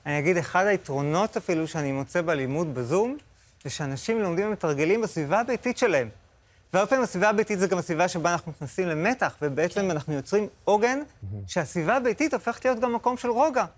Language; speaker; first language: Hebrew; native; Hebrew